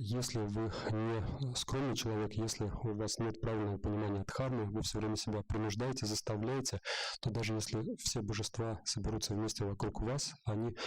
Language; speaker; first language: Russian; native; Russian